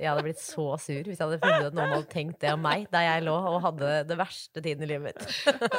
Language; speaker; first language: Norwegian; native; Norwegian